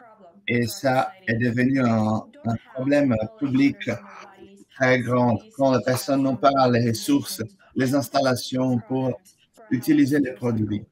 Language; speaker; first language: French; non-native, fluent; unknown